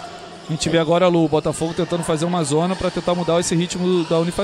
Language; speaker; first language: Portuguese; native; Portuguese